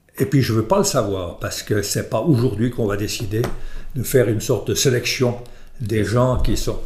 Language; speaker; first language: French; native; French